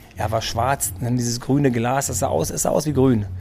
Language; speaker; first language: German; early bilingual, other home language; Greek